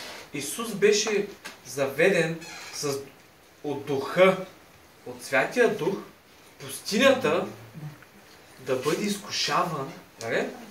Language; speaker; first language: Bulgarian; native; Bulgarian